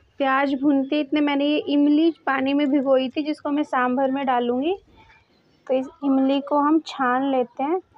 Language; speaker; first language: Hindi; native; Hindi